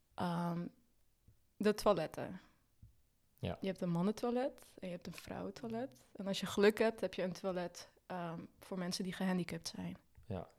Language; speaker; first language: Dutch; early bilingual, other home language; Arabic